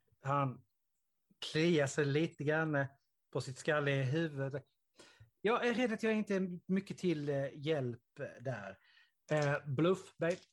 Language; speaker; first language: Swedish; native; Swedish